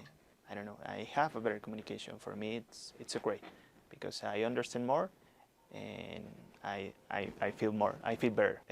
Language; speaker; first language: English; non-native, learner; Spanish